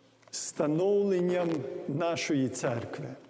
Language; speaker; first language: Ukrainian; early bilingual, heritage; English